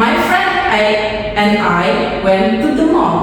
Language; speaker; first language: English; non-native, learner; Indonesian